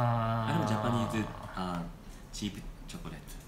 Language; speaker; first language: English; non-native, learner; Japanese